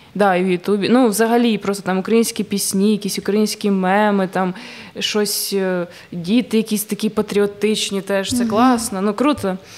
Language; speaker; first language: Ukrainian; native; Ukrainian